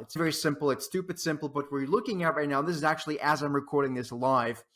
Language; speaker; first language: English; native; English